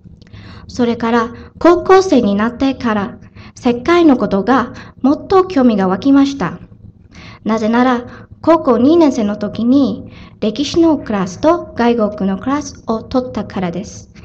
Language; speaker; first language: Japanese; non-native, learner; Filipino